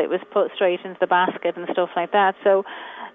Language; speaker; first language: English; native; English